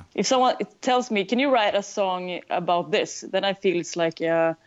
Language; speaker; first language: English; non-native, fluent; Swedish